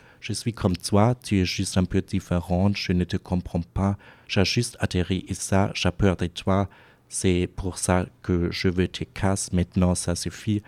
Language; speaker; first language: French; non-native, fluent; German